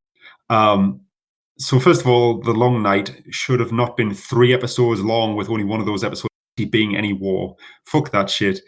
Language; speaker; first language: English; native; English